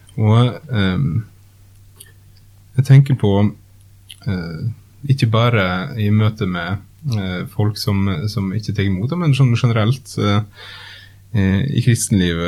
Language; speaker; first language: Norwegian; native; Norwegian